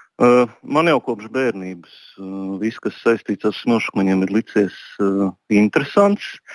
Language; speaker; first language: Latvian; native; Latvian